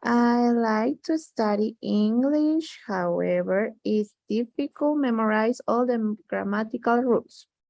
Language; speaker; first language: English; non-native, learner; Spanish